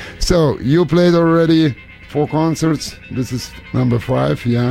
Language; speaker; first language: English; non-native, fluent; Lithuanian